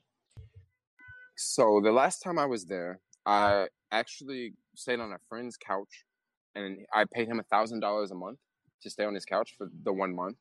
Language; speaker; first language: English; native; English